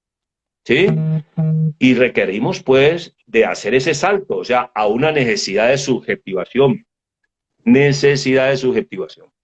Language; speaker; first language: Spanish; native; Spanish